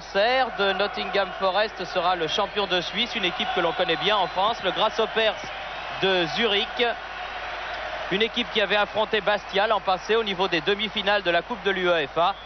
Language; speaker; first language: French; native; French